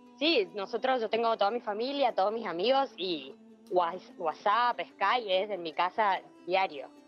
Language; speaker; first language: Spanish; native; Spanish